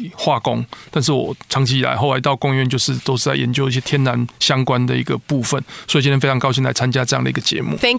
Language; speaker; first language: Chinese; native; Chinese